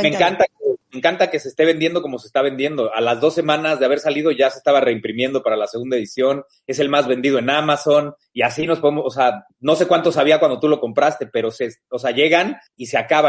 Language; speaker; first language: Spanish; native; Spanish